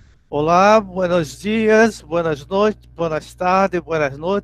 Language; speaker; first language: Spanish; non-native, learner; Portuguese